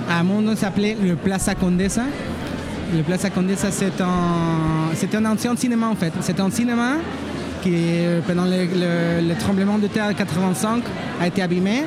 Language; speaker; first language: French; non-native, fluent; Spanish